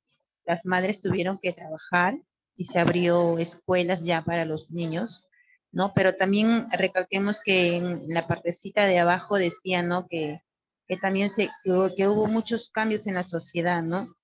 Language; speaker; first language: Spanish; native; Spanish